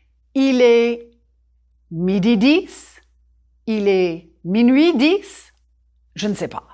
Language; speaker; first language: French; non-native, fluent; English